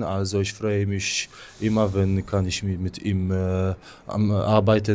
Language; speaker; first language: German; non-native, learner; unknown